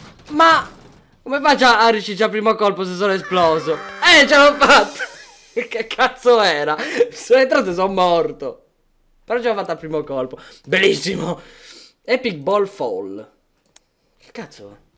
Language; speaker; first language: Italian; native; Italian